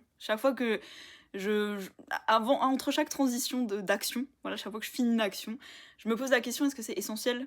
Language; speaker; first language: French; native; French